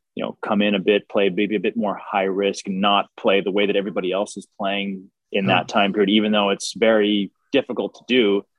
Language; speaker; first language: English; native; English